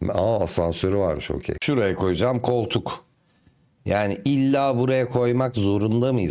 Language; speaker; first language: Turkish; native; Turkish